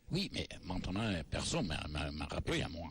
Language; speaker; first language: French; non-native, learner; Italian